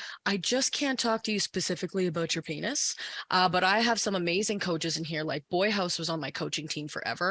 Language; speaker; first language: English; native; English